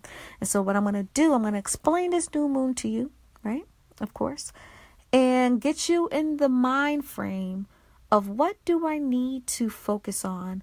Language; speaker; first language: English; native; English